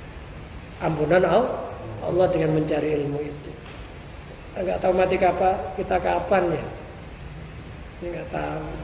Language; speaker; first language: Indonesian; native; Indonesian